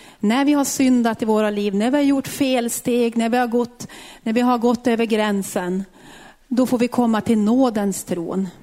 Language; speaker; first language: Swedish; native; Swedish